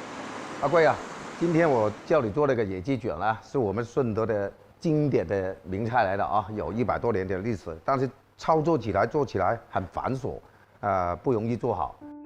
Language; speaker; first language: Chinese; non-native, local second language; Cantonese